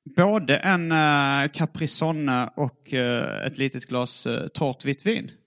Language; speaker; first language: Swedish; native; Swedish